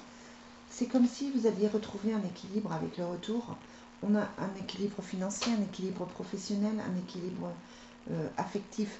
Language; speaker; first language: French; native; French